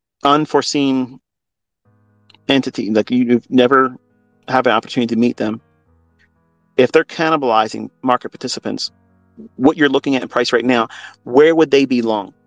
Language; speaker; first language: English; native; English